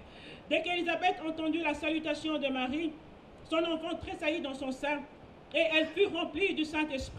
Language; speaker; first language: French; non-native, local second language; Lingala